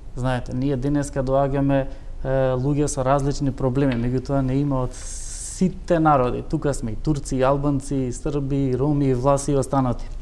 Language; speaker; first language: Macedonian; non-native, local second language; Turkish